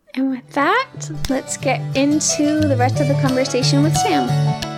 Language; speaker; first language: English; native; English